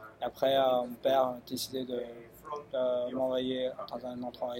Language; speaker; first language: French; early bilingual, other home language; Chinese